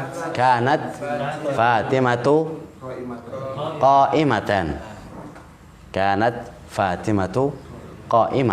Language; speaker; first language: Arabic; non-native, fluent; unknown